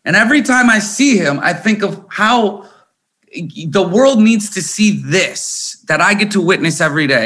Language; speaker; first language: English; native; English